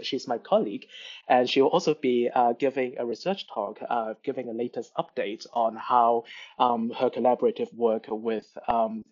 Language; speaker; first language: English; non-native, local second language; Cantonese